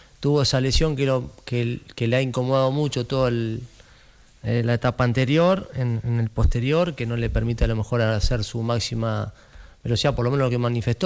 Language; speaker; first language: Spanish; native; Spanish